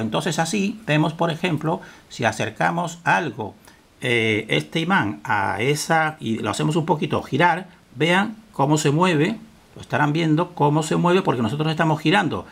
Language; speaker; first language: Spanish; native; Spanish